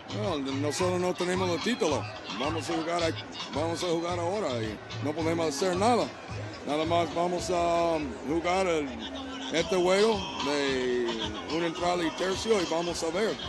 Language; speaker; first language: Spanish; non-native, learner; English